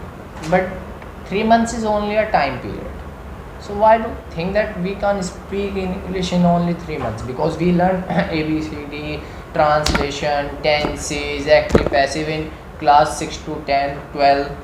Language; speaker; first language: English; non-native, learner; Hindi